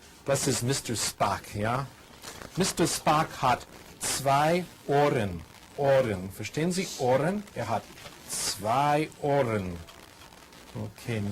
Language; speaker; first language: German; non-native, fluent; English